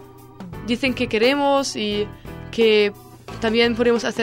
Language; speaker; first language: Spanish; non-native, learner; German